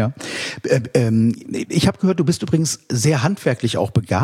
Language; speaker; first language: German; native; German